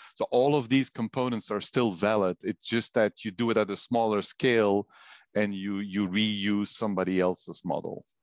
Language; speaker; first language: English; non-native, fluent; Dutch